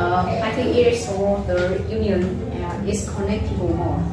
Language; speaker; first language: English; non-native, learner; Vietnamese